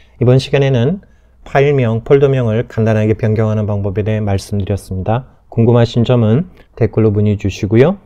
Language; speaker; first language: Korean; native; Korean